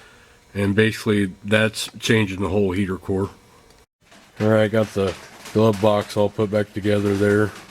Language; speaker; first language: English; native; English